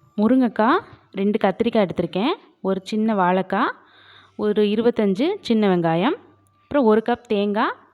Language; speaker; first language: Tamil; native; Tamil